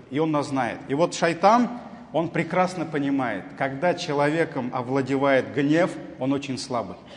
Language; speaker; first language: Russian; non-native, local second language; Tatar